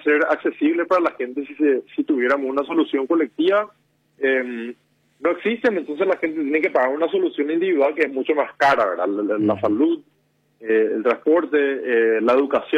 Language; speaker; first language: Spanish; native; Spanish